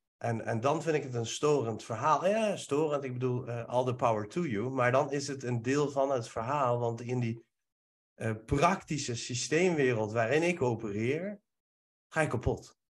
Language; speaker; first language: Dutch; early bilingual, other home language; Persian